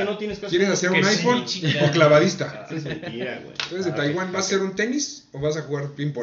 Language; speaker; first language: Spanish; native; Spanish